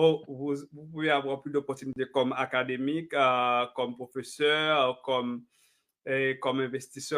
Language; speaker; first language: French; non-native, local second language; Haitian Creole